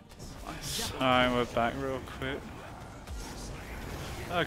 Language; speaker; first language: English; native; English